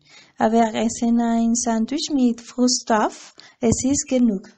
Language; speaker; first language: German; non-native, learner; Spanish